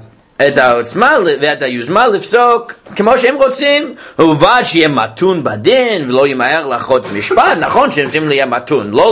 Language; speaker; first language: Hebrew; non-native, fluent; English